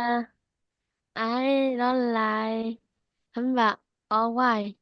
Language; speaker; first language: English; non-native, learner; Vietnamese